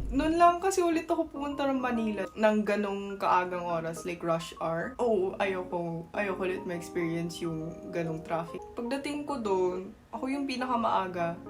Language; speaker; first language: Filipino; non-native, fluent; Korean